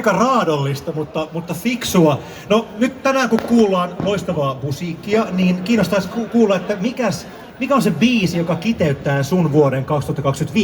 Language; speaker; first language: Finnish; native; Finnish